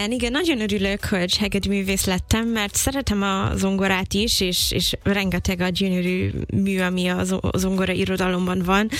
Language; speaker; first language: Hungarian; non-native, fluent; English